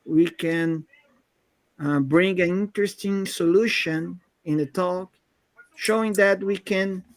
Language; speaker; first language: English; non-native, fluent; Portuguese